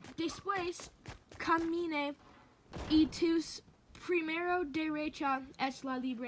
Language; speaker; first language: Spanish; non-native, learner; English